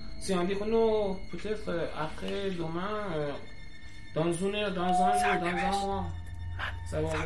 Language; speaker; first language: French; non-native, learner; Persian